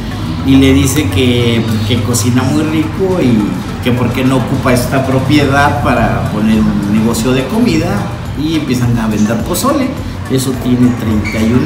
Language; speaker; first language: Spanish; native; Spanish